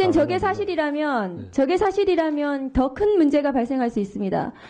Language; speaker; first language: Korean; native; Korean